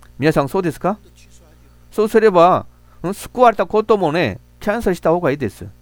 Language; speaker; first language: Japanese; non-native, fluent; Korean